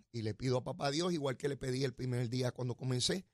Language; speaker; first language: Spanish; native; Spanish